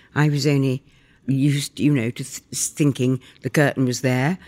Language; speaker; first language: English; native; English